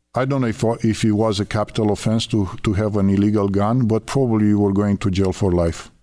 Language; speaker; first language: English; non-native, fluent; Romanian